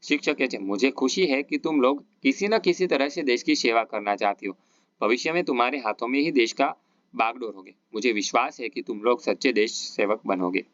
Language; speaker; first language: Hindi; non-native, local second language; Gujarati